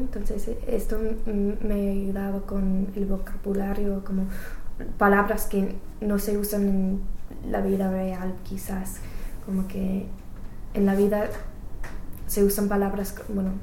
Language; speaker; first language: Spanish; non-native, learner; English